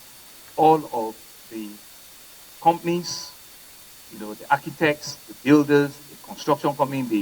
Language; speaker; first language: English; non-native, local second language; Yoruba